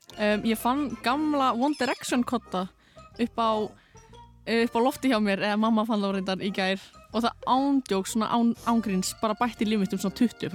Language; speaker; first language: Icelandic; native; Icelandic